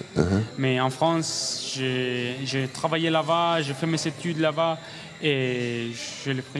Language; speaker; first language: French; non-native, learner; Spanish